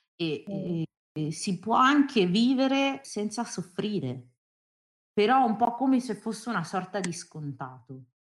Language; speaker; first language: Italian; early bilingual, other home language; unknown